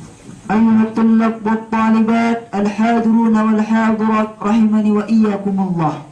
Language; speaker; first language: Arabic; non-native, fluent; Indonesian